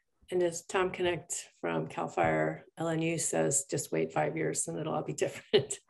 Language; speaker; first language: English; native; English